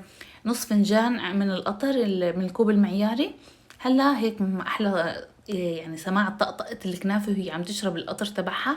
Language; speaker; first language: Arabic; native; Arabic